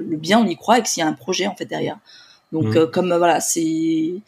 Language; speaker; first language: French; native; French